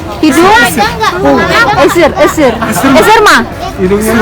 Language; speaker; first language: Indonesian; non-native, learner; Turkish